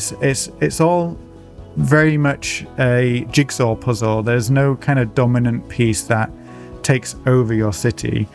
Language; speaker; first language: English; native; English